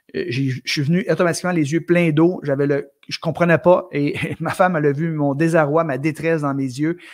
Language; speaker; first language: French; native; French